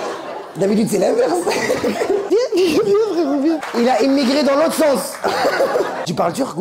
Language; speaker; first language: French; native; French